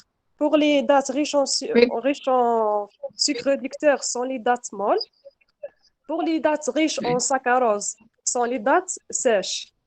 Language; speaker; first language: French; non-native, local second language; Arabic